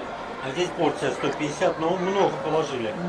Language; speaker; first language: Russian; native; Russian